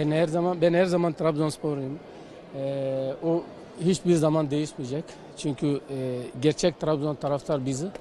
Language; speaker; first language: Turkish; non-native, learner; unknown